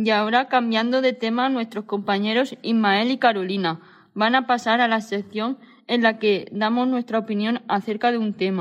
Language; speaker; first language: Spanish; native; Spanish